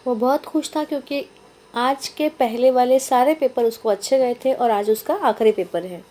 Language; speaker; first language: Hindi; non-native, local second language; Marathi